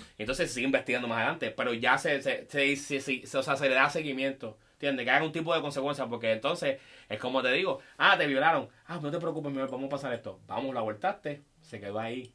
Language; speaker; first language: Spanish; early bilingual, heritage; Spanish